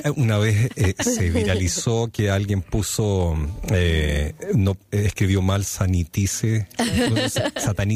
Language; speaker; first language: Spanish; native; Spanish